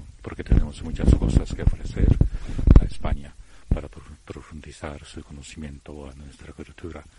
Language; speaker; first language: Spanish; non-native, fluent; Japanese